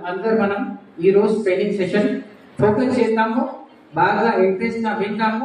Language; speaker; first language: Telugu; non-native, local second language; Urdu